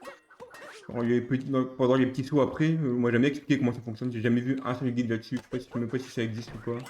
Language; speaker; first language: French; native; French